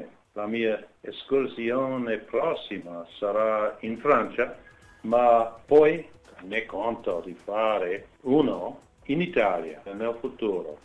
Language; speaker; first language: Italian; non-native, learner; English